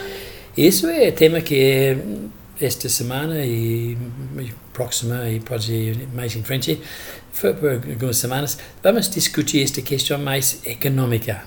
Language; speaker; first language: Portuguese; non-native, fluent; English